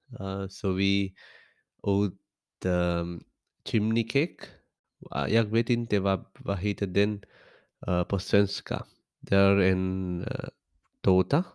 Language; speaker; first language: Swedish; non-native, learner; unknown